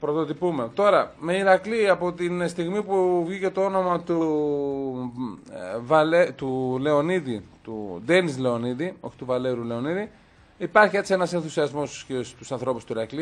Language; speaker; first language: Greek; native; Greek